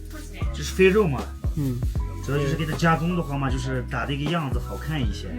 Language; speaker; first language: Chinese; non-native, local second language; Tajik